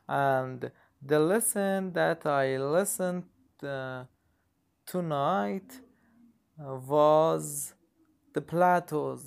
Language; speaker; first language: English; non-native, learner; Persian